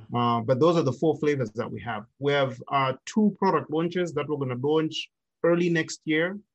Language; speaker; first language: English; non-native, local second language; Shona